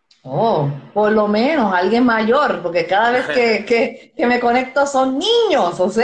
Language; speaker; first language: Spanish; native; Spanish